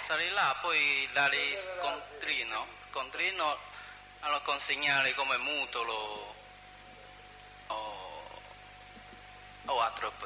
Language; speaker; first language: Italian; non-native, learner; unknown